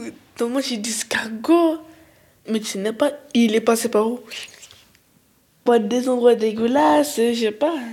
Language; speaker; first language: French; early bilingual, other home language; Arabic